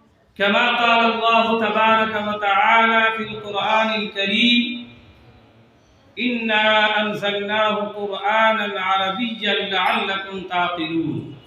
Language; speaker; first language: Arabic; non-native, fluent; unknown